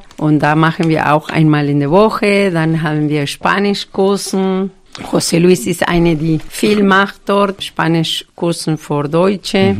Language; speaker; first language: German; non-native, fluent; Spanish